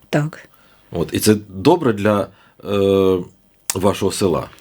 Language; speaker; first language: Ukrainian; native; Ukrainian